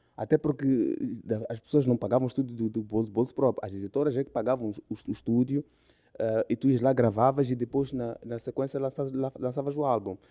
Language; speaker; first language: Portuguese; native; Portuguese